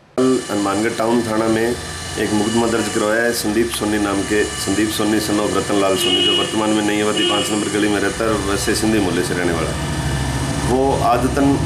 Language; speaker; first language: Hindi; native; Hindi